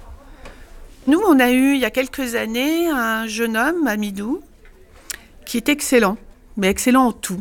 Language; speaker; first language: French; native; French